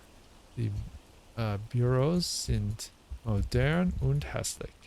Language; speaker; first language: German; non-native, learner; English